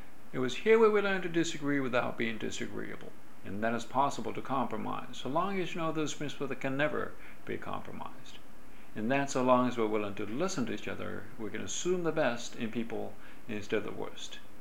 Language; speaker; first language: English; non-native, fluent; Japanese